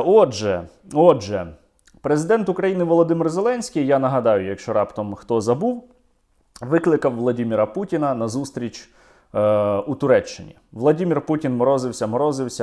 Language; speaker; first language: Ukrainian; native; Ukrainian